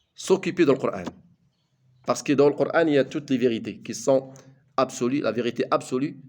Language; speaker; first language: French; non-native, local second language; Arabic